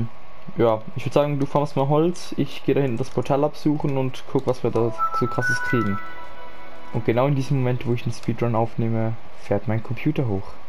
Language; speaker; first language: German; native; German